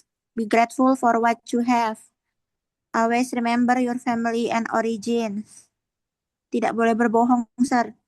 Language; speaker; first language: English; non-native, learner; Indonesian